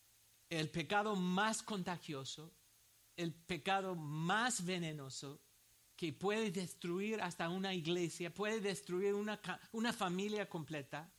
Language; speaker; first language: Spanish; non-native, fluent; English